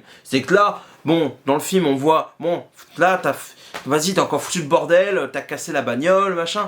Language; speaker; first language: French; native; French